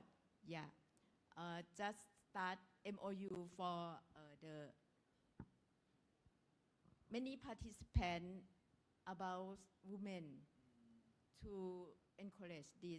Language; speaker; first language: English; non-native, learner; Thai